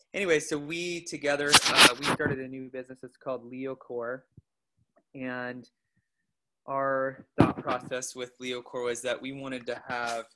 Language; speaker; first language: English; native; English